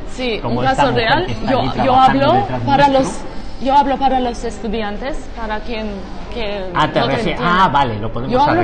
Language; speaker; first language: Spanish; non-native, fluent; Georgian